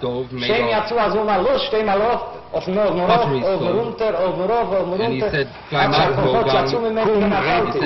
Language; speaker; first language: Hebrew; non-native, fluent; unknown